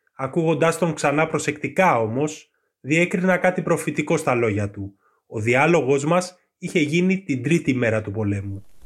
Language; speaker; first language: Greek; native; Greek